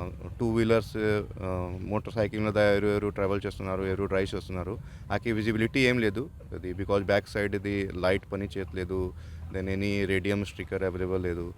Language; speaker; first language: Telugu; non-native, learner; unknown